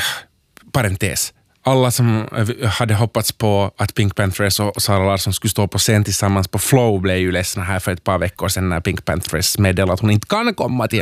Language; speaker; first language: Swedish; native; Swedish